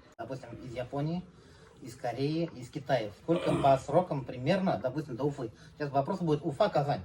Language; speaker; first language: Russian; native; Russian